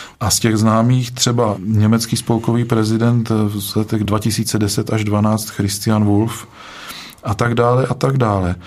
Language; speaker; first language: Czech; native; Czech